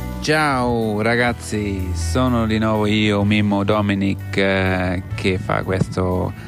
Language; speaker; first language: Italian; non-native, learner; German